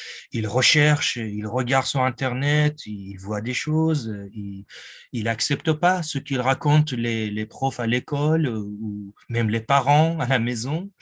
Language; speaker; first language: French; non-native, fluent; Persian